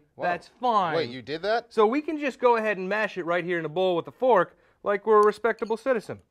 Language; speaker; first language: English; native; English